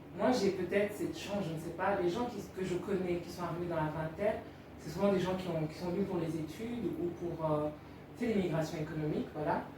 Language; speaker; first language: French; early bilingual, other home language; Lingala